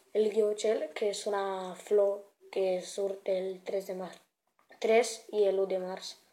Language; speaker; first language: Catalan; non-native, learner; Romanian